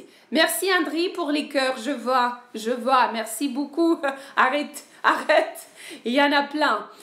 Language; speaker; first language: French; non-native, fluent; Ukrainian